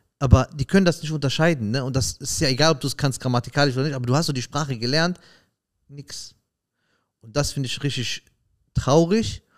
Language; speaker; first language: German; early bilingual, other home language; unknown